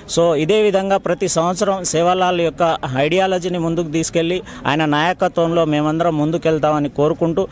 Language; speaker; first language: Telugu; non-native, local second language; Lambadi